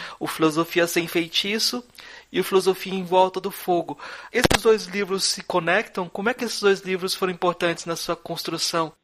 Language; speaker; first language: Portuguese; native; Portuguese